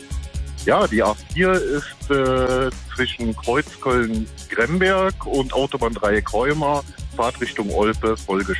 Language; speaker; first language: German; native; German